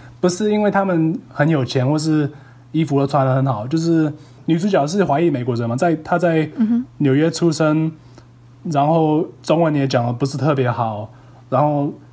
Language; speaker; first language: Chinese; early bilingual, heritage; Chinese